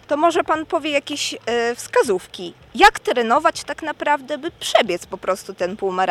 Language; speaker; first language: Polish; native; Polish